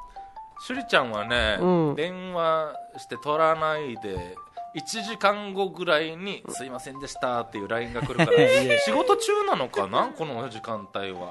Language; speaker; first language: Japanese; native; Japanese